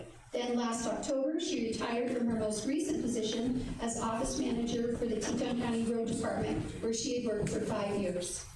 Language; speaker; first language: English; native; English